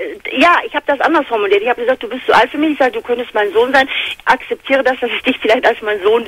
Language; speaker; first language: German; native; German